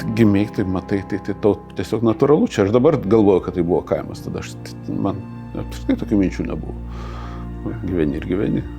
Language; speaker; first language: Lithuanian; non-native, local second language; Russian